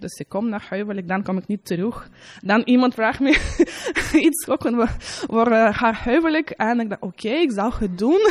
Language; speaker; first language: Dutch; non-native, learner; Russian